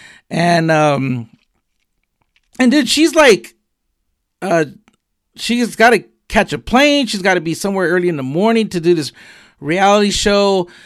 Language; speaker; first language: English; early bilingual, other home language; Spanish